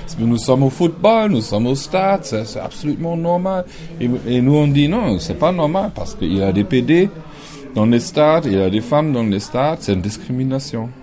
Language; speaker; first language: French; non-native, learner; German